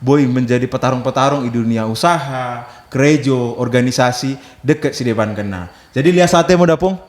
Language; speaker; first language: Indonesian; native; Indonesian